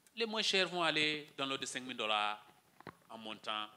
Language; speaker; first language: French; non-native, local second language; Mossi